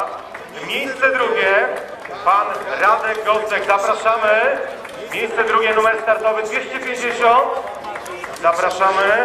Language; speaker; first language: Polish; native; Polish